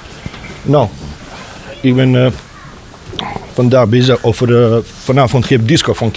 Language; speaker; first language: Dutch; non-native, learner; Bosnian